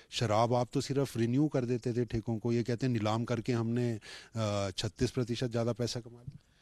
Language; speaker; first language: Hindi; native; Hindi